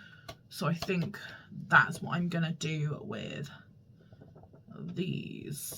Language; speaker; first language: English; native; English